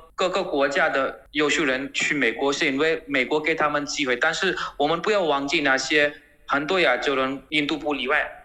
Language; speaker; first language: Chinese; non-native, fluent; Gujarati